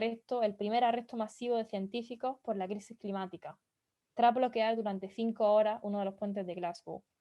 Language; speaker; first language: Spanish; native; Spanish